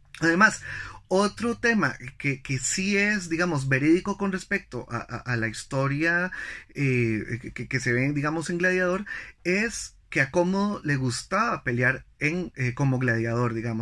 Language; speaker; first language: Spanish; native; Spanish